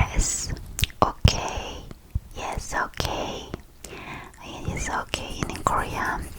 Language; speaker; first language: English; non-native, learner; Korean